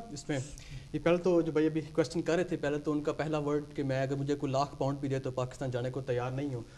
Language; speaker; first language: Urdu; non-native, local second language; Punjabi